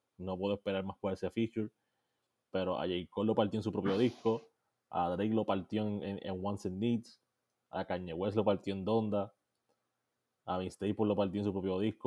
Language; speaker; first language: Spanish; native; Spanish